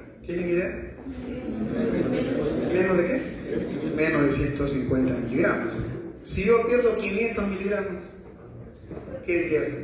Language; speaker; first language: Spanish; native; Spanish